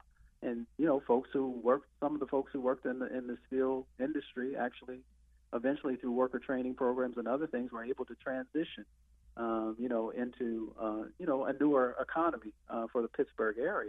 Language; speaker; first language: English; native; English